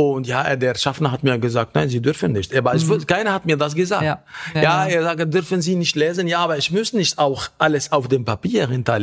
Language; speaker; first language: German; non-native, fluent; Arabic